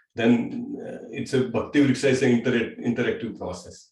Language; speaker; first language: English; non-native, local second language; Gujarati